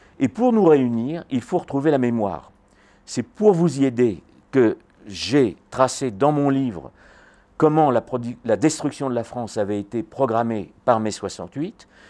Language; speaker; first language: French; native; French